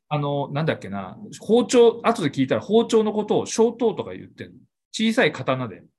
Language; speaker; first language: Japanese; native; Japanese